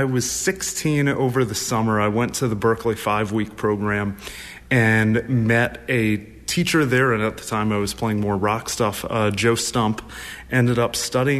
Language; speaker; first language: English; native; English